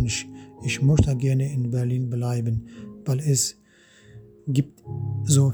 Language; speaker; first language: German; non-native, fluent; Arabic